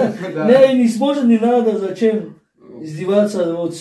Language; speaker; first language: Russian; non-native, fluent; Tajik